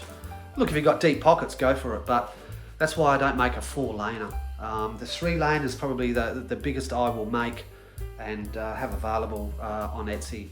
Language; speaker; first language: English; native; English